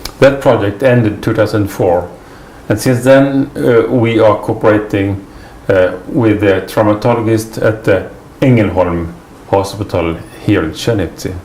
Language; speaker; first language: English; non-native, fluent; Swedish